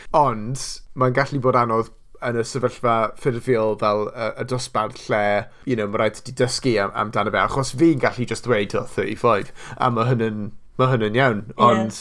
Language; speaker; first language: Welsh; non-native, local second language; English